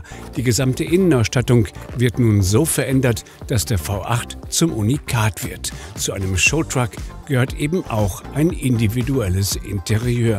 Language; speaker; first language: German; native; German